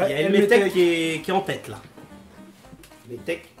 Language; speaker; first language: French; native; French